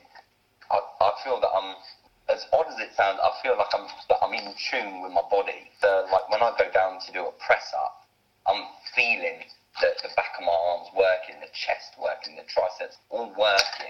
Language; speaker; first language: English; native; English